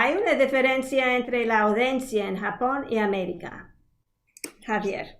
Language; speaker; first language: Spanish; non-native, fluent; English